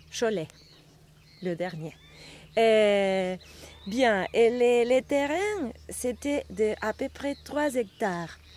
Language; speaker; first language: French; non-native, fluent; Spanish